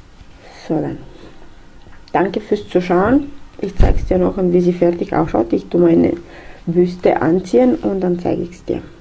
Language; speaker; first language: German; non-native, fluent; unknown